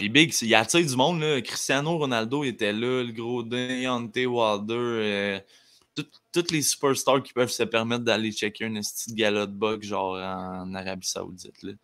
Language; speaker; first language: French; native; French